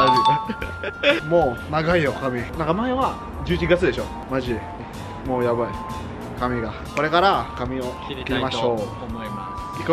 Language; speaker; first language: Japanese; non-native, fluent; Indonesian